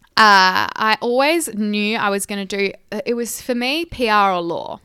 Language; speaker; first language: English; native; English